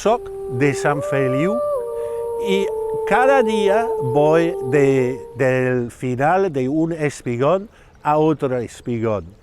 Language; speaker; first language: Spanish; non-native, fluent; English